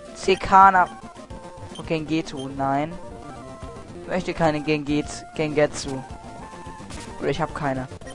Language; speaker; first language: German; native; German